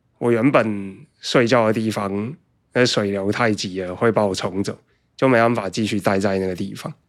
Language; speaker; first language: Chinese; native; Chinese